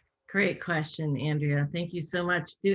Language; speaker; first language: English; native; English